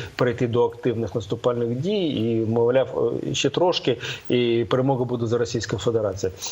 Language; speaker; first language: Ukrainian; native; Ukrainian